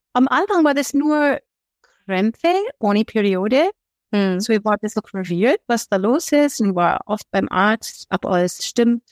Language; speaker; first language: German; non-native, fluent; English